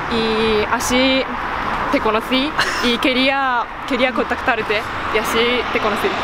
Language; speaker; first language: Spanish; non-native, learner; Japanese